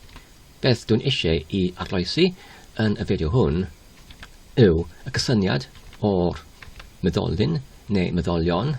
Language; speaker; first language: Welsh; non-native, learner; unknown